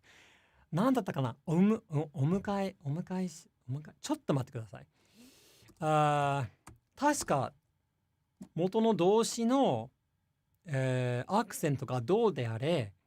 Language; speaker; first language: Japanese; non-native, fluent; English